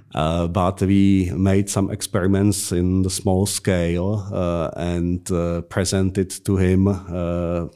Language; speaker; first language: English; non-native, fluent; Czech